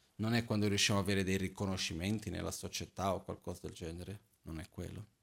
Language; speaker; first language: Italian; non-native, fluent; Portuguese